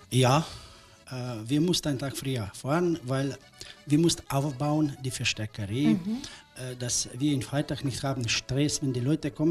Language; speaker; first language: German; non-native, learner; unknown